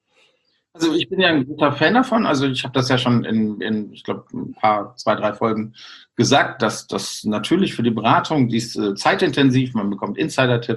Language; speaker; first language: German; native; German